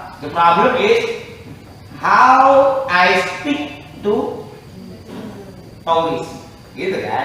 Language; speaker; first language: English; non-native, learner; Indonesian